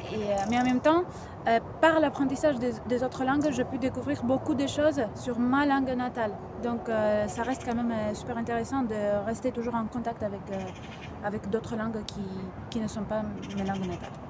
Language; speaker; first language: French; non-native, fluent; Greek